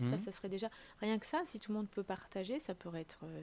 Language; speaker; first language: French; native; French